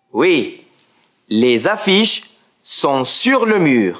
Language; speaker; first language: French; non-native, fluent; Spanish